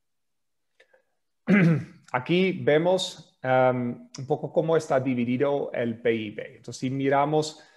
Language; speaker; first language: Spanish; non-native, fluent; Dutch